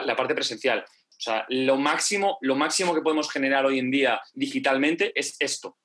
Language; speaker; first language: Spanish; native; Spanish